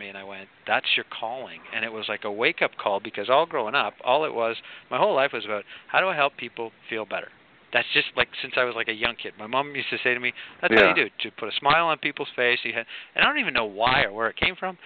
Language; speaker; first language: English; native; English